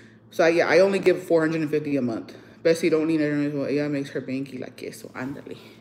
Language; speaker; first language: English; early bilingual, other home language; Spanish